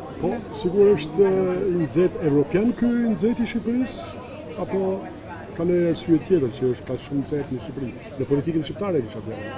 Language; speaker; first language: Albanian; native; Albanian